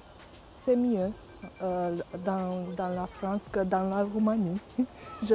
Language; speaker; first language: French; non-native, fluent; Romanian